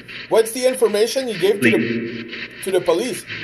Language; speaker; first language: English; early bilingual, other home language; French